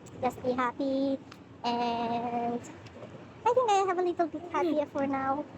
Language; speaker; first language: English; non-native, learner; Filipino